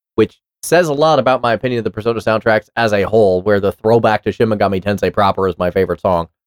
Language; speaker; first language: English; native; English